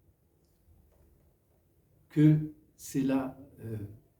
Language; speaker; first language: French; non-native, local second language; Arabic